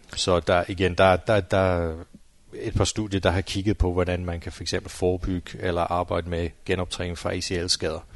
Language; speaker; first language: Danish; non-native, fluent; English